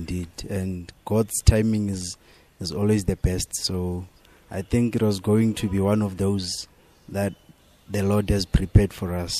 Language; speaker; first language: English; non-native, local second language; Zulu